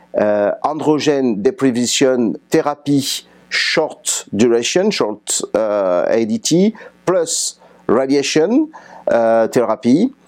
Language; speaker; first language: English; non-native, fluent; French